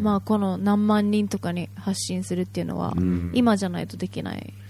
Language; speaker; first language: Japanese; native; Japanese